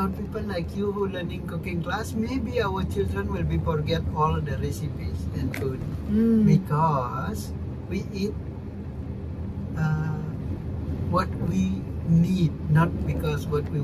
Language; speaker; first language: English; non-native, learner; Balinese